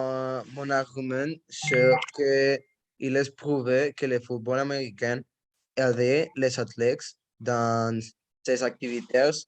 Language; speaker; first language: French; non-native, learner; Spanish